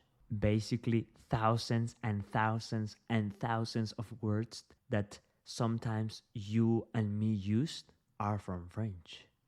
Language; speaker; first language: English; non-native, fluent; Spanish